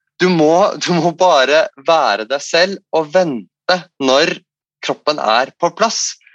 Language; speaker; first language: Norwegian; non-native, fluent; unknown